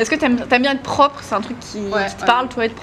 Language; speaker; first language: French; native; French